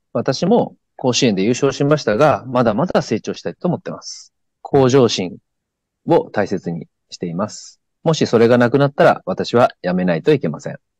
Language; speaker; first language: Japanese; native; Japanese